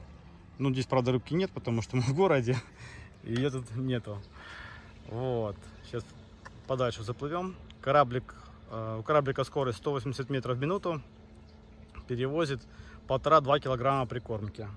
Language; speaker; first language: Russian; native; Russian